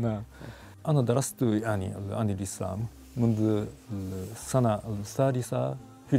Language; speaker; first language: Arabic; non-native, fluent; Japanese